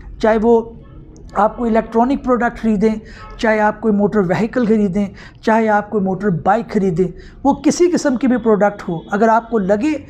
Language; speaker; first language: Urdu; non-native, local second language; Punjabi